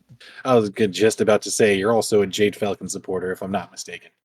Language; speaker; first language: English; native; English